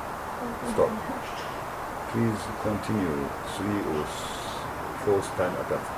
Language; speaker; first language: English; non-native, learner; Japanese